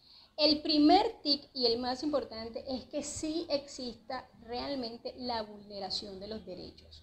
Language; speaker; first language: Spanish; native; Spanish